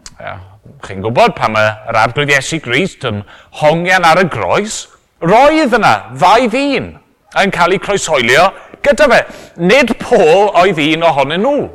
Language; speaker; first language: Welsh; native; Welsh